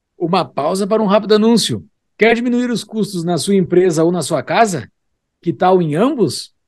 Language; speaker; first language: Portuguese; native; Portuguese